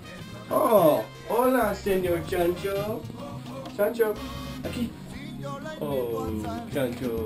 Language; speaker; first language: Spanish; non-native, learner; English